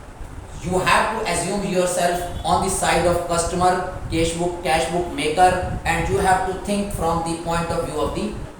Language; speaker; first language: English; non-native, local second language; Hindi